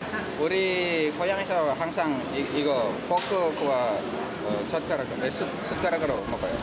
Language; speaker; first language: Korean; non-native, learner; Indonesian